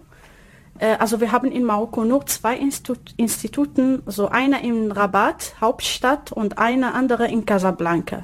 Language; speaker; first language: German; non-native, learner; Arabic